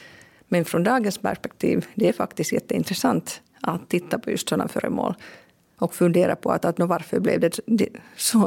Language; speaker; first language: Swedish; non-native, local second language; Finnish